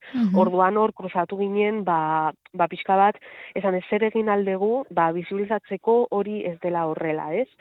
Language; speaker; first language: Basque; non-native, local second language; Spanish